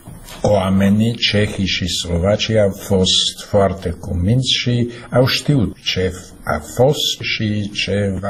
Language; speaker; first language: Romanian; non-native, fluent; Slovak